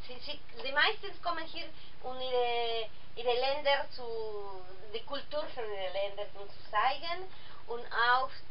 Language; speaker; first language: German; non-native, learner; Spanish